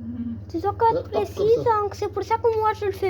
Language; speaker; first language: French; non-native, learner; Spanish